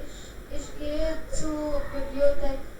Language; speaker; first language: German; non-native, learner; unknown